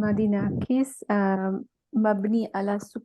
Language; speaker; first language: Arabic; non-native, learner; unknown